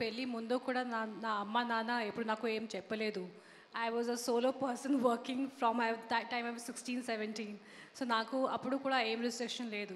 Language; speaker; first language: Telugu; non-native, learner; Hindi